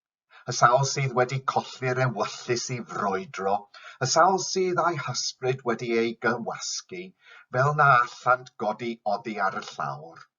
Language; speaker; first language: Welsh; non-native, fluent; English